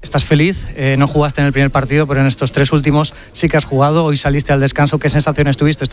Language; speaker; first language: Spanish; native; Spanish